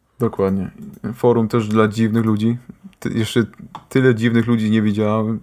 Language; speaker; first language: Polish; early bilingual, heritage; Polish